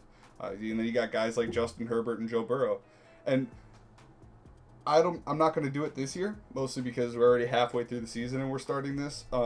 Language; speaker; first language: English; native; English